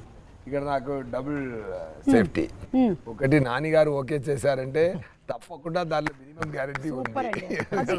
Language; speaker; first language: Telugu; non-native, learner; Tamil